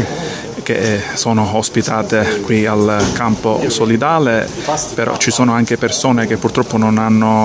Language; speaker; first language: Italian; native; Italian